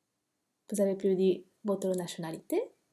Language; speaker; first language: French; non-native, fluent; Japanese